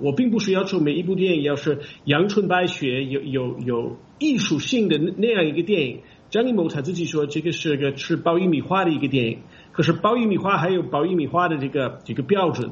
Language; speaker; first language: Chinese; non-native, fluent; English